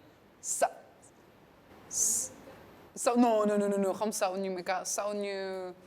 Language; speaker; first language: Vietnamese; non-native, learner; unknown